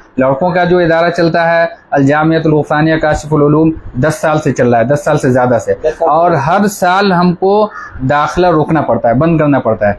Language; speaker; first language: Urdu; native; Urdu